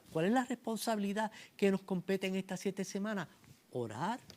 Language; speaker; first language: Spanish; native; Spanish